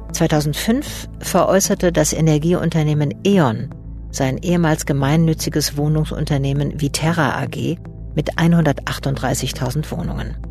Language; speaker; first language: German; native; German